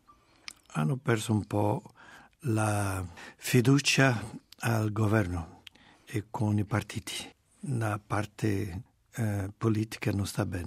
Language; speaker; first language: Italian; non-native, fluent; Portuguese